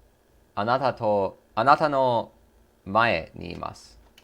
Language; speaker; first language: Japanese; non-native, learner; English